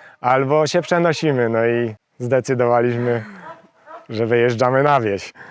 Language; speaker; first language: Polish; native; Polish